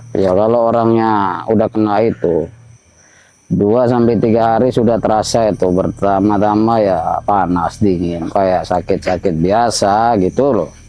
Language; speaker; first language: Indonesian; non-native, local second language; Sasak